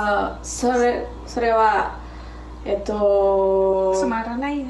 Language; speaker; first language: Japanese; non-native, learner; Indonesian